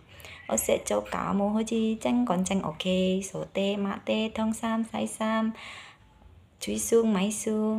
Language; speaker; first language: Cantonese; non-native, learner; Indonesian